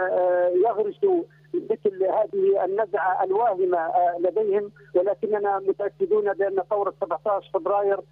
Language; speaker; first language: Arabic; native; Arabic